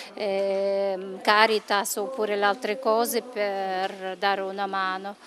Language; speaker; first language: Italian; non-native, learner; Russian